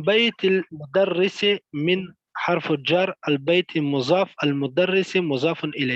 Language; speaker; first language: Arabic; non-native, learner; Pashto